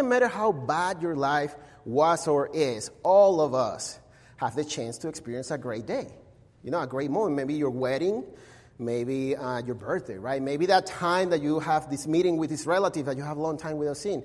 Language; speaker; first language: English; non-native, fluent; Spanish